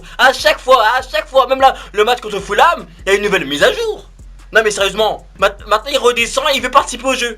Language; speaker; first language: French; native; French